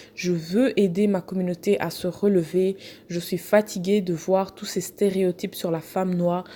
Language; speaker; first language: French; non-native, fluent; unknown